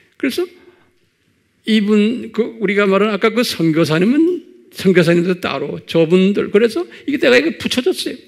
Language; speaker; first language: Korean; native; Korean